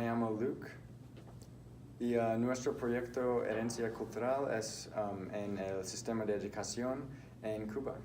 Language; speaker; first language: Spanish; non-native, learner; English